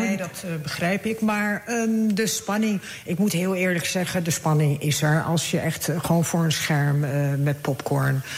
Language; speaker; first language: Dutch; early bilingual, other home language; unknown